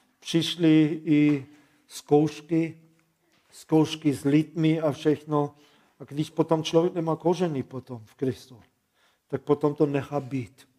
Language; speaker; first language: Czech; non-native, fluent; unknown